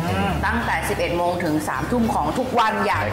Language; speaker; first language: Thai; native; Thai